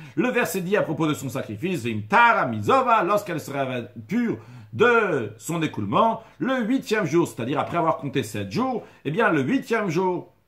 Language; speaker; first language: French; native; French